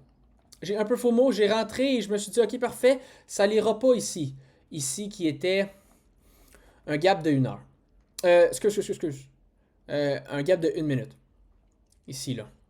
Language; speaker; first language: French; native; French